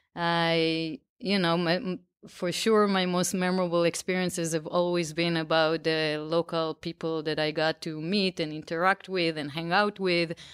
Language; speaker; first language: English; non-native, fluent; Hebrew